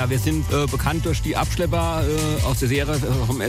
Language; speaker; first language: German; native; German